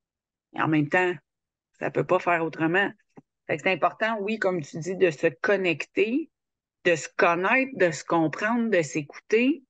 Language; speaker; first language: French; native; French